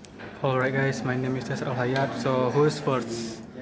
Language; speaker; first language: English; non-native, learner; Indonesian